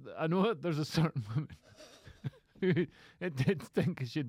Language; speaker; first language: English; native; English